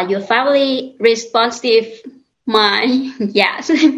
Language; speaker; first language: English; non-native, learner; Lao